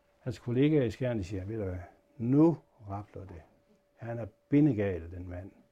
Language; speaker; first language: Danish; native; Danish